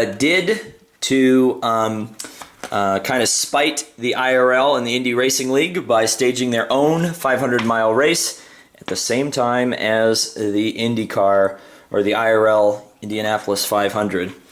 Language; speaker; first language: English; native; English